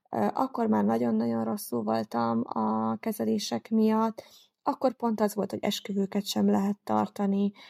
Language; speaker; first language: Hungarian; native; Hungarian